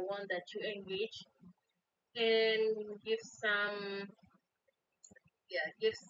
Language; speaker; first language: English; non-native, fluent; Indonesian